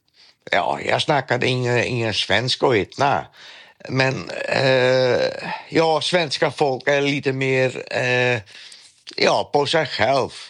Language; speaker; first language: Swedish; non-native, fluent; Dutch